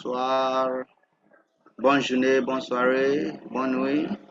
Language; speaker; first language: French; non-native, fluent; Akan